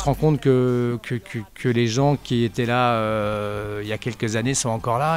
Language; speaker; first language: French; native; French